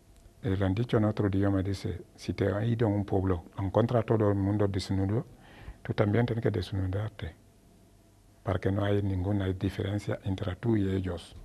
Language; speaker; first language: Spanish; non-native, learner; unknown